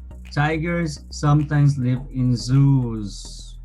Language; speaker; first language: English; non-native, fluent; Spanish